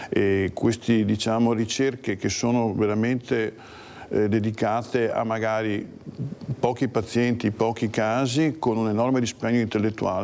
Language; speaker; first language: Italian; native; Italian